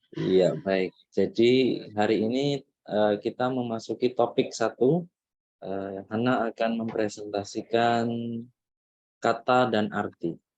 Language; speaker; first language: Indonesian; native; Indonesian